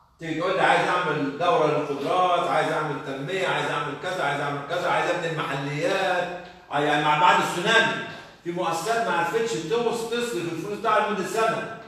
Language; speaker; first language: Arabic; native; Arabic